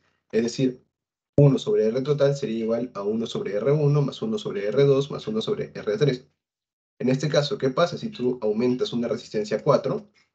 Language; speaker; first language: Spanish; native; Spanish